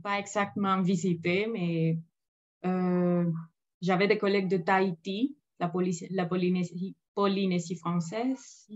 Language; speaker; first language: French; non-native, fluent; Spanish